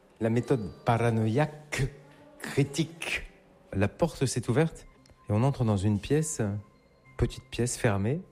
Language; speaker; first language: French; native; French